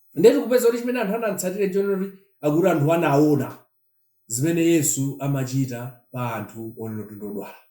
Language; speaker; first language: Nyanja; non-native, local second language; Tumbuka